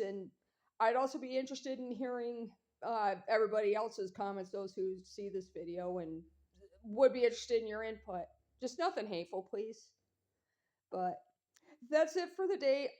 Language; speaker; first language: English; native; English